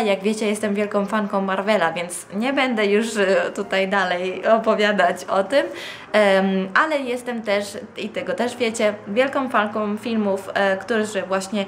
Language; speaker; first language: Polish; non-native, fluent; Italian